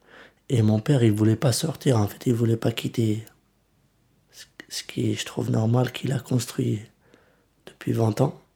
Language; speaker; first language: French; early bilingual, other home language; Kurdish